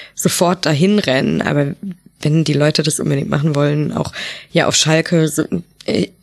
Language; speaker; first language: German; native; German